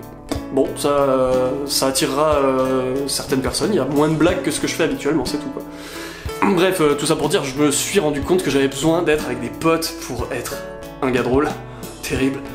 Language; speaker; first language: French; native; French